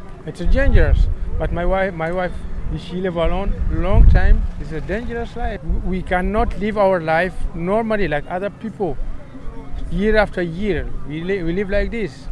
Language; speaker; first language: English; non-native, learner; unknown